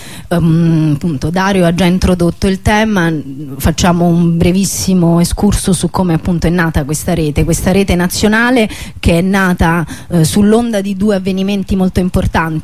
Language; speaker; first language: Italian; native; Italian